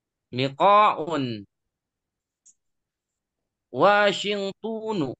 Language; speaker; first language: Arabic; non-native, learner; Indonesian